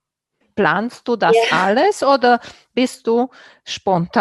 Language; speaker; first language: German; non-native, fluent; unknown